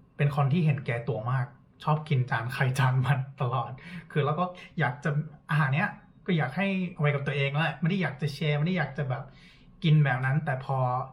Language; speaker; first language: Thai; non-native, fluent; English